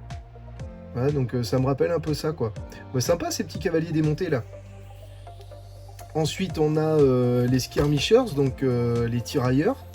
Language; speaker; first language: French; native; French